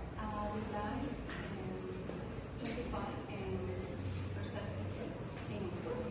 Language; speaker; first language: English; non-native, learner; Spanish